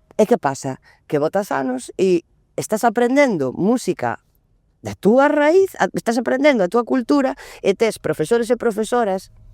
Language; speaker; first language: Galician; non-native, local second language; Spanish